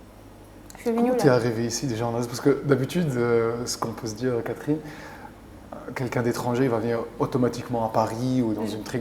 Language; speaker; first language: French; native; French